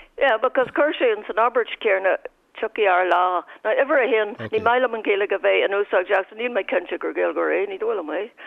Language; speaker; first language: Irish; non-native, local second language; English